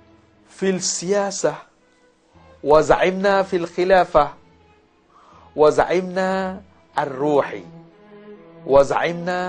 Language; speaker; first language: Arabic; non-native, learner; Malay